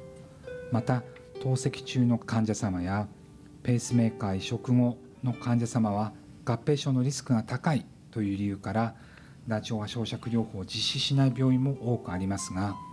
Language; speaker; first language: Japanese; native; Japanese